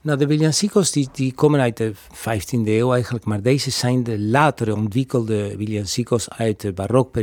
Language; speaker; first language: Dutch; non-native, fluent; Spanish